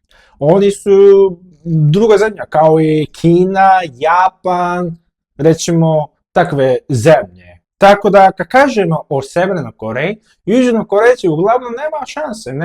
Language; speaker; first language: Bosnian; non-native, fluent; Korean